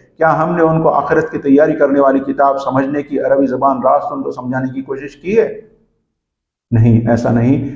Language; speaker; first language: Urdu; native; Urdu